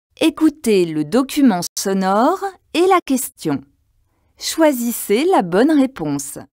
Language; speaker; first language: French; native; French